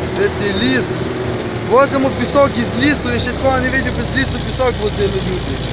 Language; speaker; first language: Ukrainian; native; Ukrainian